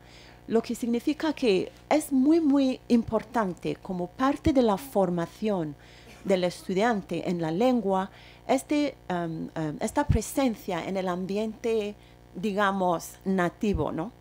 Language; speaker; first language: Spanish; non-native, fluent; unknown